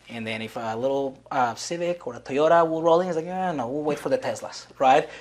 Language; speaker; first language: English; non-native, fluent; Spanish